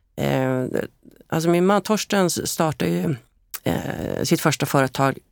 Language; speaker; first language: Swedish; native; Swedish